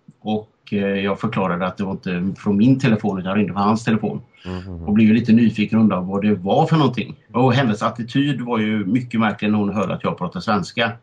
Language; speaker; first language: Swedish; native; Swedish